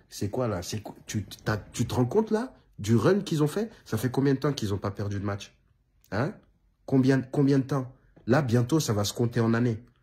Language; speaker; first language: French; native; French